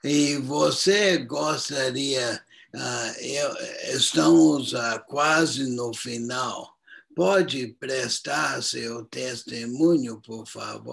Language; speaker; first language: Portuguese; non-native, fluent; English